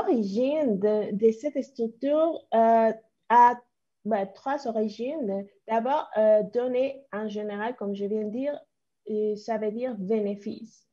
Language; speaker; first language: French; non-native, fluent; Spanish